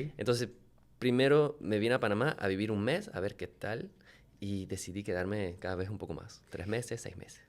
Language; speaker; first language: Spanish; early bilingual, other home language; French